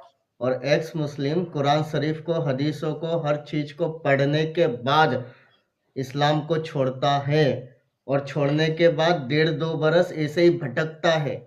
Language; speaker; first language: Hindi; native; Hindi